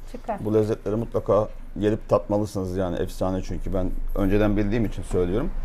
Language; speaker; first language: Turkish; native; Turkish